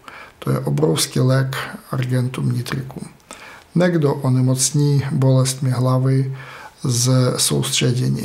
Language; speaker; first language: Czech; non-native, fluent; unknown